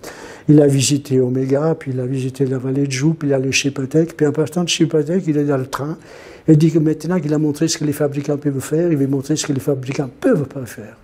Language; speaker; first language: French; non-native, fluent; Italian